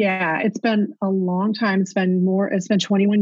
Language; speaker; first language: English; native; English